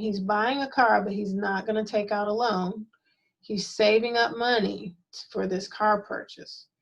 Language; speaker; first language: English; native; English